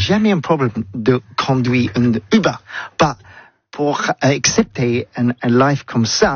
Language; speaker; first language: French; non-native, learner; English